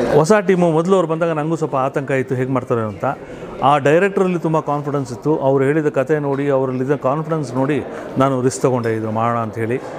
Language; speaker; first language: Kannada; native; Kannada